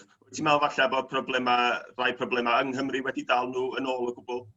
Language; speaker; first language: Welsh; native; Welsh